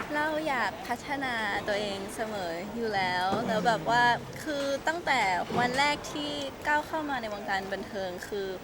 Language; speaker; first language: Thai; native; Thai